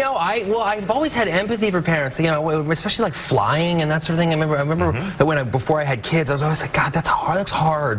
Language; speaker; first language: English; native; English